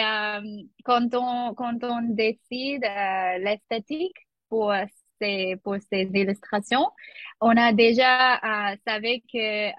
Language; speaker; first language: French; non-native, learner; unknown